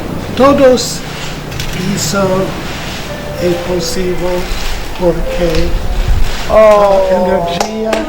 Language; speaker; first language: Portuguese; non-native, learner; English